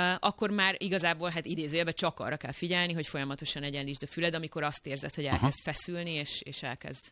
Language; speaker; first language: Hungarian; native; Hungarian